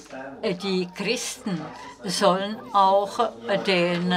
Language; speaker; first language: German; non-native, fluent; Czech